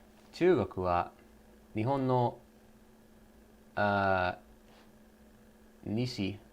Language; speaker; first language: Japanese; non-native, learner; English